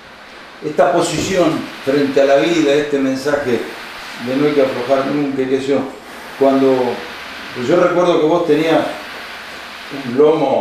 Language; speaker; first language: Spanish; native; Spanish